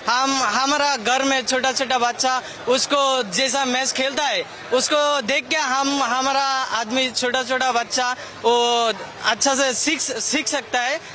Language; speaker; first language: Hindi; non-native, local second language; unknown